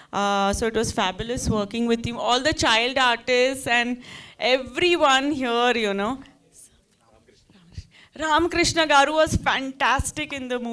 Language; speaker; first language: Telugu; non-native, learner; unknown